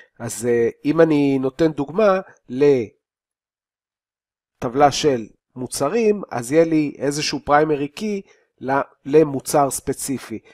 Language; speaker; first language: Hebrew; native; Hebrew